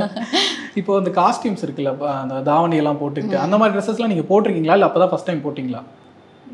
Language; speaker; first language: Tamil; native; Tamil